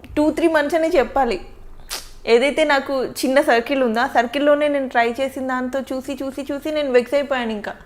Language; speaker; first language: Telugu; native; Telugu